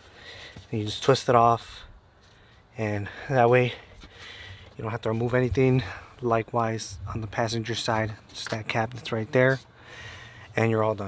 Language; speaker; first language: English; native; English